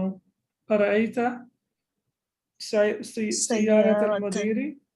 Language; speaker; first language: Arabic; non-native, fluent; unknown